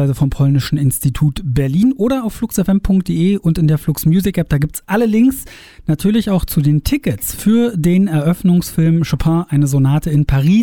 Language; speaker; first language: German; native; German